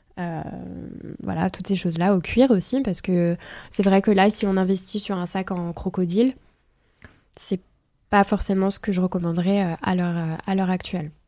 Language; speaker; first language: French; native; French